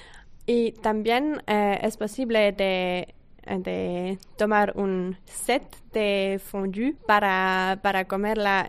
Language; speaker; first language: Spanish; non-native, fluent; French